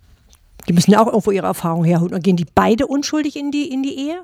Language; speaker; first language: German; native; German